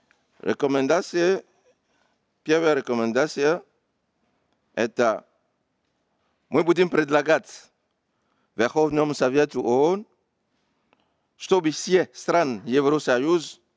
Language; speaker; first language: Russian; non-native, fluent; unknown